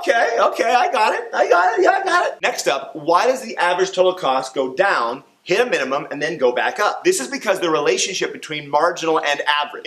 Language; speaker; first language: English; native; English